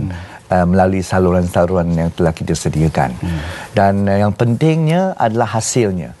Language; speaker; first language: Malay; non-native, local second language; Chinese